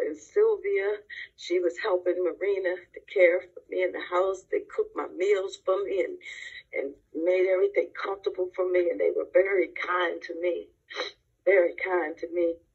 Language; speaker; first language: English; native; English